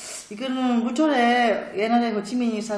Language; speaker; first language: Korean; non-native, learner; Vietnamese